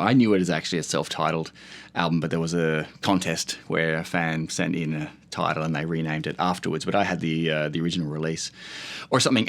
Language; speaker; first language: English; native; English